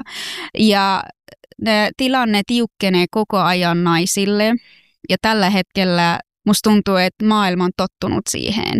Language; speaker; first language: Finnish; non-native, fluent; Persian